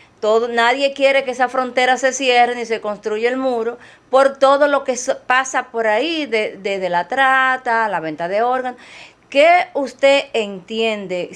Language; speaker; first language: Spanish; native; Spanish